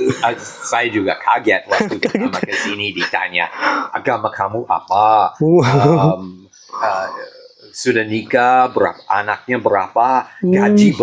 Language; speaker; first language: Indonesian; non-native, fluent; English